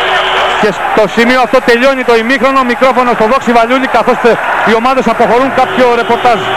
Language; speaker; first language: Greek; native; Greek